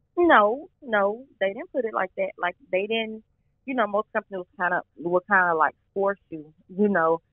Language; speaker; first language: English; native; English